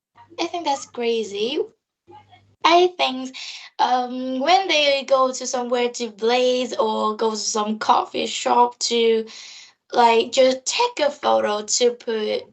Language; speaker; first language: English; non-native, learner; Vietnamese